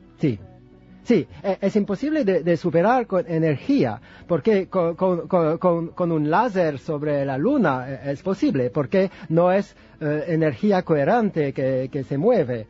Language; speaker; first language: Spanish; non-native, fluent; French